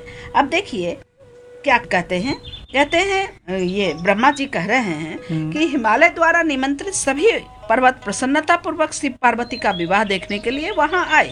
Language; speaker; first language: Hindi; native; Hindi